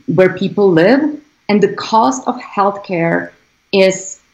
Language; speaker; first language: English; non-native, fluent; Slovak